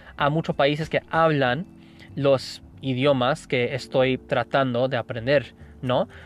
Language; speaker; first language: Spanish; non-native, fluent; English